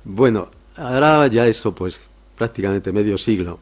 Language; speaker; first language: Spanish; native; Spanish